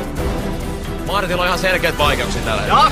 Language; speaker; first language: Finnish; native; Finnish